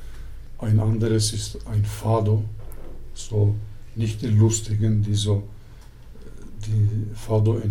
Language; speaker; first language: German; early bilingual, other home language; Turkish